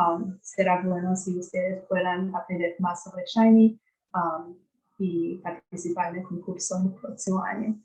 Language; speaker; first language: Spanish; non-native, fluent; English